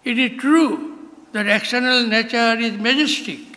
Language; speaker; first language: English; non-native, local second language; Bangla